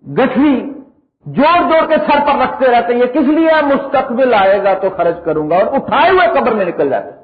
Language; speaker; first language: Urdu; native; Urdu